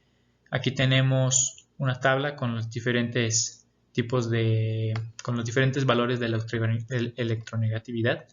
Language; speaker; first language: Spanish; native; Spanish